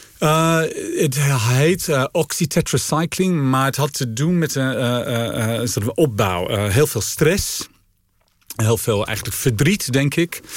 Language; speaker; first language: Dutch; non-native, fluent; English